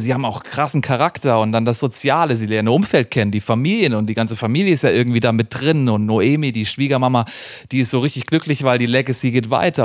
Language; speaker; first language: German; native; German